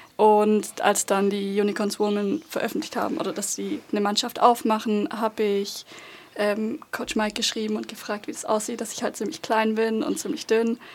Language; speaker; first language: German; native; German